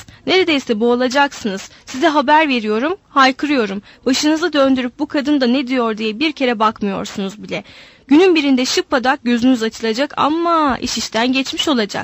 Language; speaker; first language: Turkish; native; Turkish